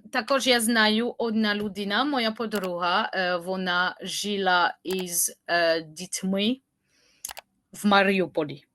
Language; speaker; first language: Ukrainian; non-native, learner; French